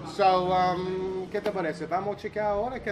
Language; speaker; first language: Spanish; non-native, learner; English